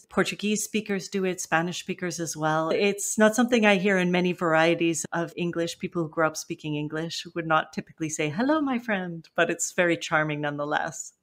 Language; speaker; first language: English; native; English